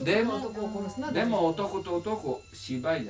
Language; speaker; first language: Japanese; non-native, learner; Italian